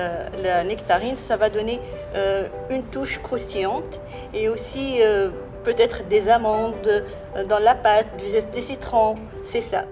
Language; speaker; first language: French; non-native, fluent; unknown